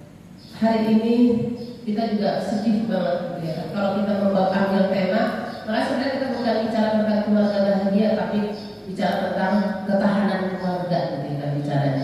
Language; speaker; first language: Indonesian; native; Indonesian